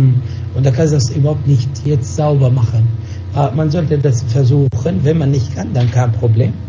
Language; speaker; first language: German; non-native, fluent; Arabic